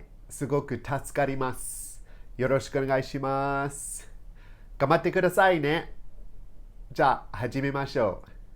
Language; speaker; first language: Japanese; non-native, fluent; English